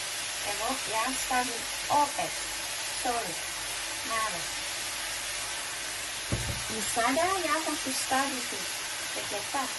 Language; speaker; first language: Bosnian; non-native, learner; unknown